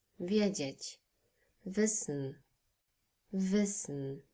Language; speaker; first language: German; non-native, fluent; Polish